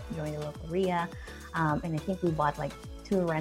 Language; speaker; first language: English; native; English